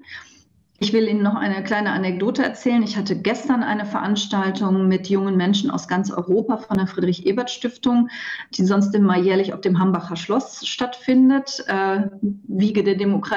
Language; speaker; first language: German; native; German